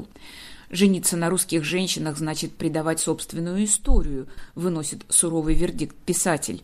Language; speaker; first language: Russian; native; Russian